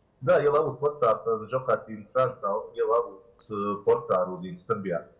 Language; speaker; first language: Romanian; non-native, learner; Bosnian